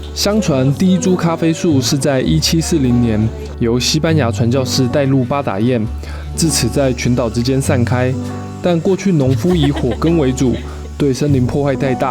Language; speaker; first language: Chinese; native; Chinese